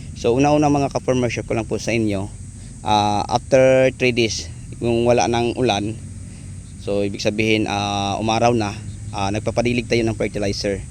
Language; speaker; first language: Filipino; non-native, local second language; Cebuano